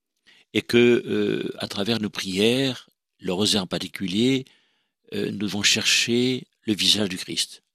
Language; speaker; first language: French; native; French